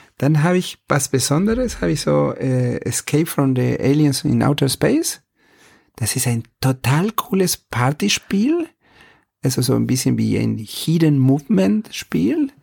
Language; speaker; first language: German; non-native, fluent; Spanish